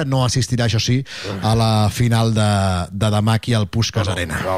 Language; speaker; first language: Catalan; native; Catalan